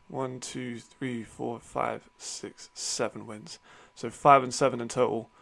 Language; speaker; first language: English; native; English